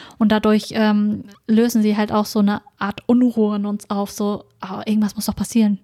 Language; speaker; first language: German; early bilingual, other home language; Vietnamese